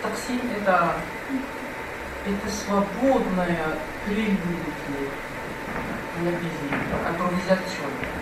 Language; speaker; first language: Russian; non-native, fluent; Arabic